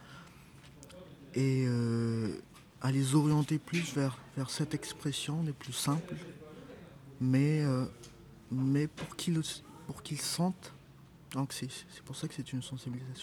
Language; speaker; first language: French; non-native, local second language; Malagasy